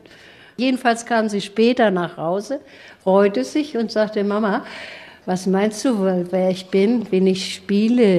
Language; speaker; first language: German; native; German